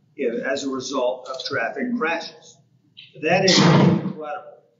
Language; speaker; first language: English; native; English